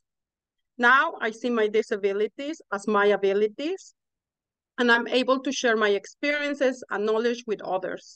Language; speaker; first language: English; non-native, fluent; Spanish